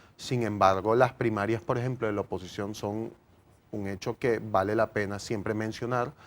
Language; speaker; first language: Spanish; native; Spanish